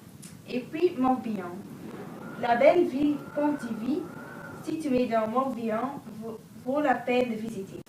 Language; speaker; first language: French; non-native, learner; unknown